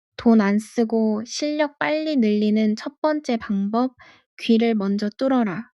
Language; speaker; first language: Korean; non-native, fluent; Arabic